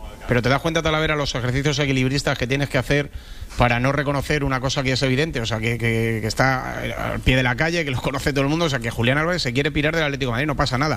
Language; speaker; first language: Spanish; native; Spanish